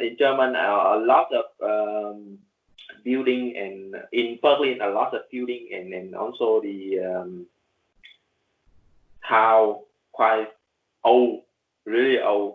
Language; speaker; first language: English; non-native, learner; Vietnamese